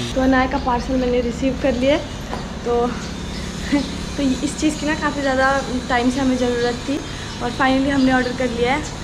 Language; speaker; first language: Hindi; native; Hindi